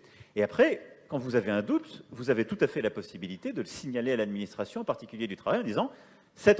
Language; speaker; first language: French; native; French